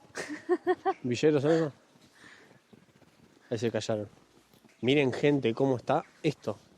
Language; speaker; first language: Spanish; native; Spanish